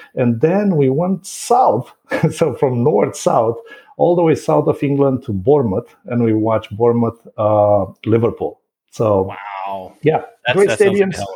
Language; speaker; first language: English; non-native, fluent; Romanian